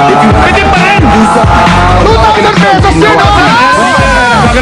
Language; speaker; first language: Filipino; native; Filipino